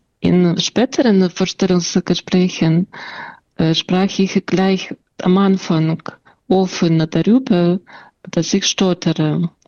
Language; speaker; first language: German; non-native, fluent; Russian